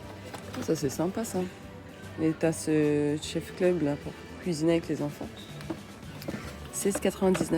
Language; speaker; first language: French; native; French